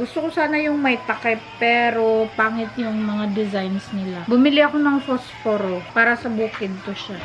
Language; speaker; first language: Filipino; non-native, local second language; Cebuano